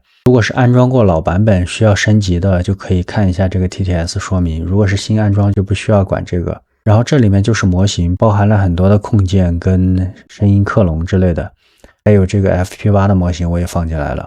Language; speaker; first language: Chinese; native; Chinese